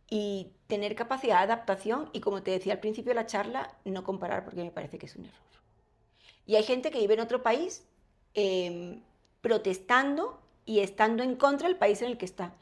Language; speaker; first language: Spanish; native; Spanish